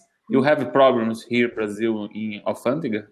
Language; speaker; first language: English; non-native, learner; Portuguese